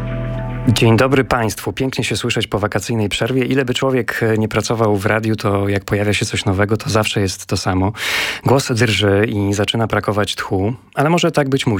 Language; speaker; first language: Polish; native; Polish